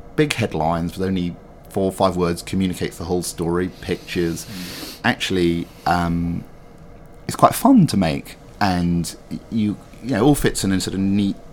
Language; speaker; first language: English; native; English